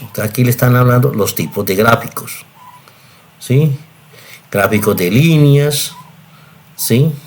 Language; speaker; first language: Spanish; native; Spanish